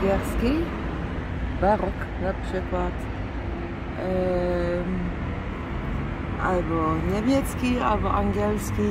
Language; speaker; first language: Polish; non-native, learner; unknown